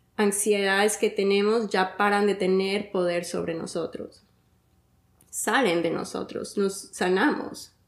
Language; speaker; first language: Spanish; early bilingual, heritage; Spanish